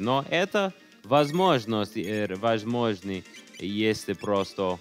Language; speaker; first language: Russian; non-native, learner; English